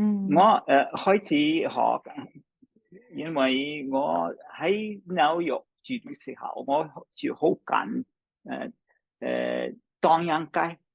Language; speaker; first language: Chinese; non-native, fluent; English